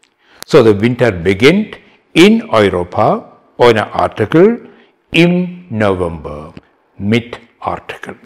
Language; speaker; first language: German; non-native, fluent; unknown